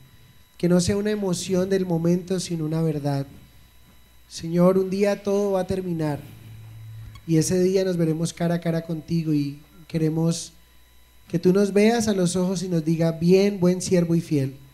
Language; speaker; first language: Spanish; native; Spanish